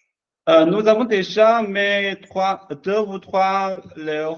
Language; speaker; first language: French; non-native, learner; Chinese